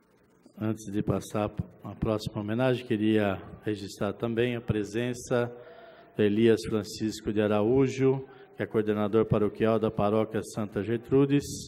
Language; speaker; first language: Portuguese; native; Portuguese